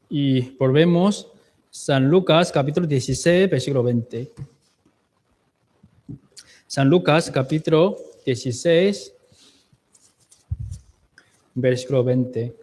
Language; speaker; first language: Spanish; non-native, fluent; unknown